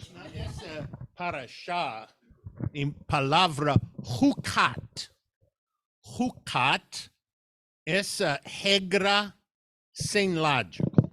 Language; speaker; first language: Portuguese; non-native, learner; English